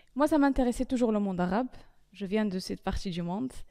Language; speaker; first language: French; non-native, local second language; Arabic